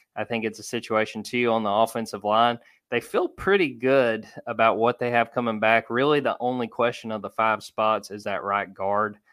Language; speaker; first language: English; native; English